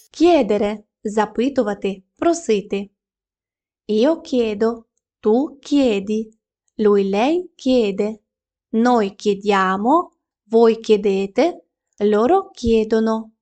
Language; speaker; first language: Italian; non-native, fluent; Ukrainian